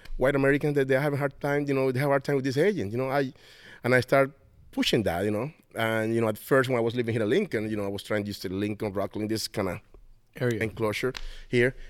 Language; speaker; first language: English; non-native, fluent; Spanish